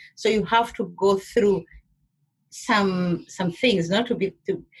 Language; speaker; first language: English; non-native, local second language; Somali